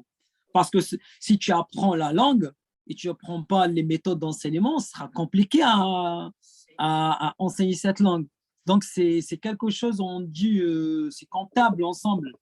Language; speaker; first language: French; non-native, fluent; Arabic